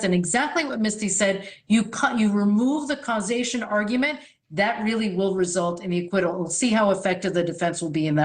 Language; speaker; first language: English; native; English